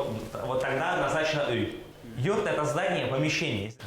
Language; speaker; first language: Russian; native; Russian